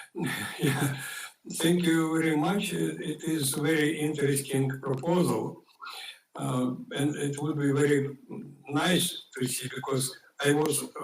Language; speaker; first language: English; non-native, fluent; Ukrainian